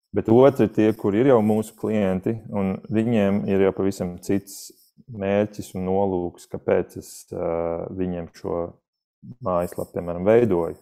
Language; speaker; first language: Latvian; native; Latvian